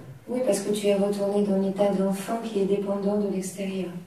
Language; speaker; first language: French; native; French